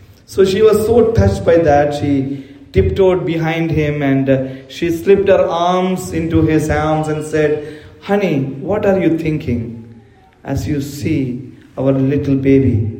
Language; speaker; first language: English; non-native, local second language; Malayalam